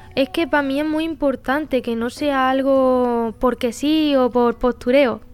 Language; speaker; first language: Spanish; native; Spanish